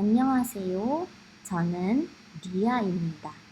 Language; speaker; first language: Korean; non-native, fluent; Indonesian